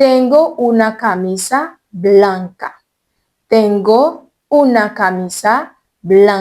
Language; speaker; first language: Spanish; non-native, learner; Haitian Creole